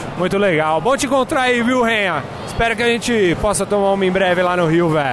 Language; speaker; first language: Portuguese; native; Portuguese